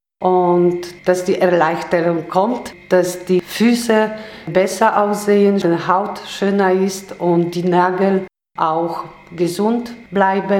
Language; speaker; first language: German; non-native, learner; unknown